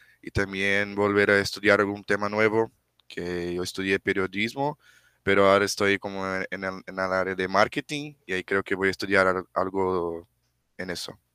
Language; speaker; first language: Spanish; non-native, fluent; Portuguese